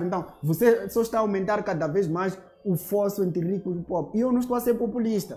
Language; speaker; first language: Portuguese; native; Portuguese